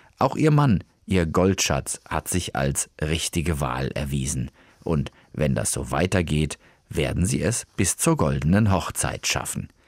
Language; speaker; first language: German; native; German